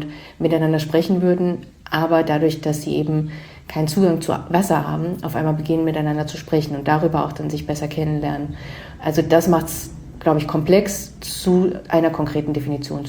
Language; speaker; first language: German; native; German